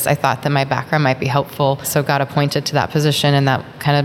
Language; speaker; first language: English; native; English